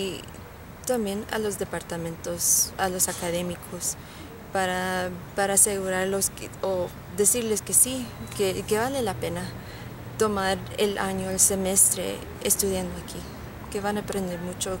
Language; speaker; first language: Spanish; early bilingual, heritage; Spanish